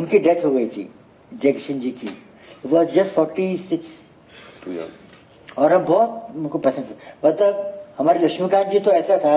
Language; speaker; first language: Hindi; native; Hindi